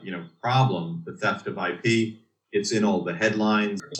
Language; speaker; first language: English; native; English